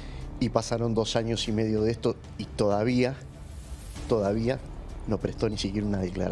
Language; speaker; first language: Spanish; native; Spanish